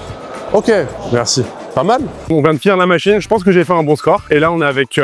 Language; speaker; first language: French; native; French